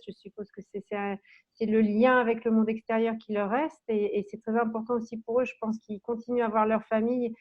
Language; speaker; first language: French; native; French